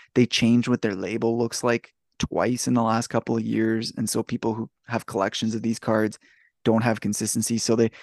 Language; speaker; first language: English; native; English